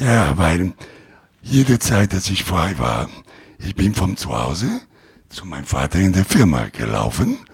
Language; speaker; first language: German; non-native, learner; Italian